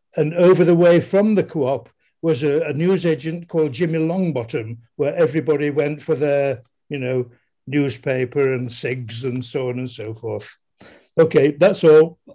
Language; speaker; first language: English; native; English